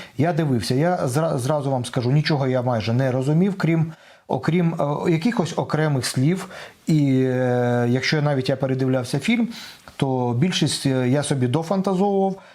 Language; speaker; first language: Ukrainian; non-native, local second language; Russian